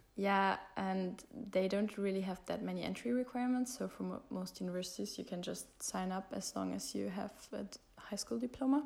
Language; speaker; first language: English; non-native, fluent; German